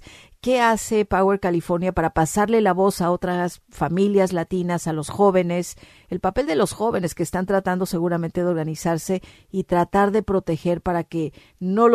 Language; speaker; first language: Spanish; native; Spanish